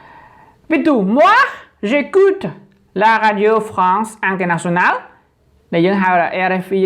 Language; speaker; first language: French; non-native, learner; Khmer